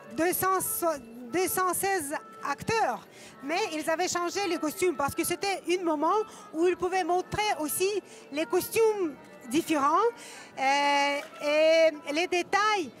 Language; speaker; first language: French; non-native, fluent; Russian